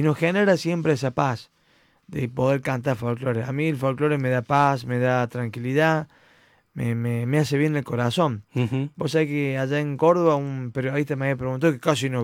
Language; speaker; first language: Spanish; native; Spanish